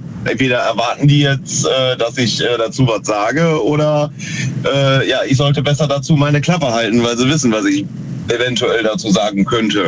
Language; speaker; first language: German; native; German